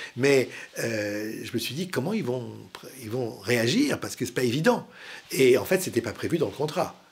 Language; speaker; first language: French; native; French